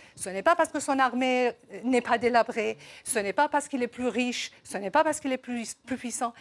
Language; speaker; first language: French; non-native, fluent; Persian